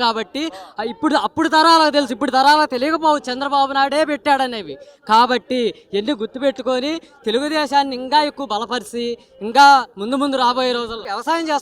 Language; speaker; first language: Telugu; native; Telugu